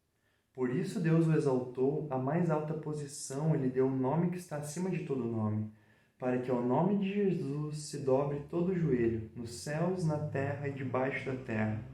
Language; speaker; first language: Portuguese; native; Portuguese